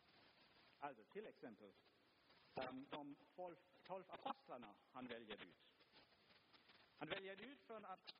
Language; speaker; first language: Swedish; non-native, fluent; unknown